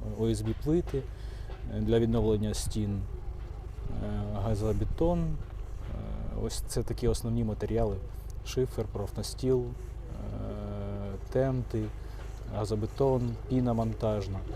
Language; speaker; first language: Ukrainian; native; Ukrainian